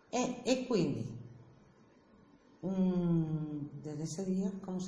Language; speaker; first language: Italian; non-native, learner; Spanish